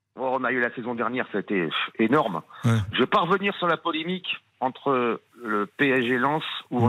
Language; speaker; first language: French; native; French